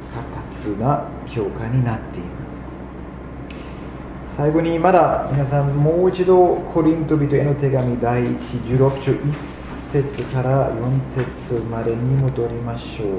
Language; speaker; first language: Japanese; non-native, fluent; German